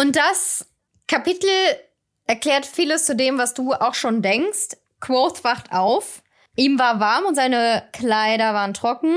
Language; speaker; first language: German; native; German